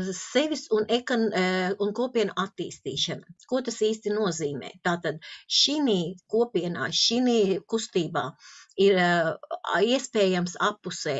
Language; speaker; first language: Latvian; non-native, local second language; Russian